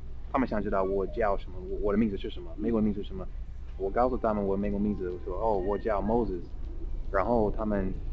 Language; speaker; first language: Chinese; non-native, fluent; English